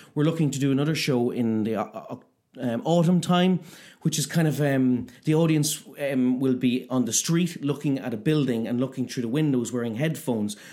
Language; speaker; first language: English; native; English